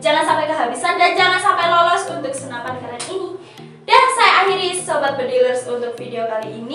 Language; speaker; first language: Indonesian; native; Indonesian